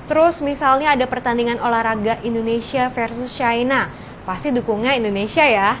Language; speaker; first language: Indonesian; native; Indonesian